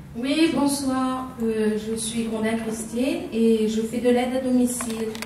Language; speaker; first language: French; native; French